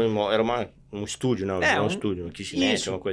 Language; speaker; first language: Portuguese; native; Portuguese